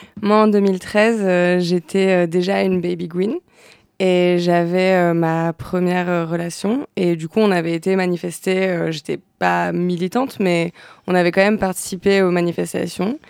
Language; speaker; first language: French; native; French